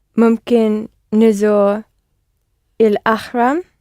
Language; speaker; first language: Arabic; non-native, learner; English